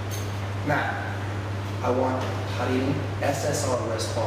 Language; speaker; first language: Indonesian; non-native, fluent; English